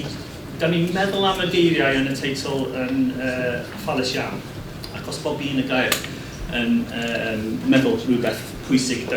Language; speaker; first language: Welsh; non-native, learner; English